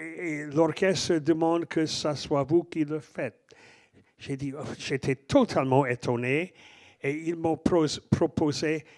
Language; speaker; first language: French; non-native, fluent; English